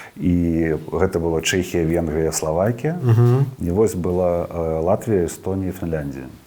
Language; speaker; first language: Belarusian; non-native, local second language; Russian